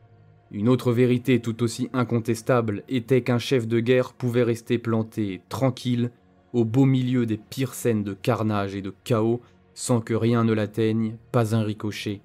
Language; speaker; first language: French; native; French